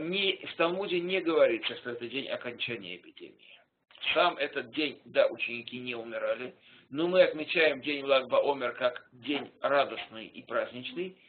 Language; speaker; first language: Russian; native; Russian